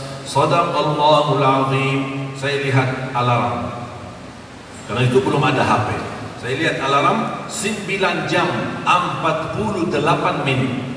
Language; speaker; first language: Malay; non-native, fluent; Arabic